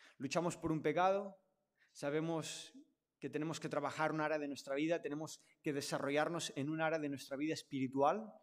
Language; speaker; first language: Spanish; non-native, local second language; Catalan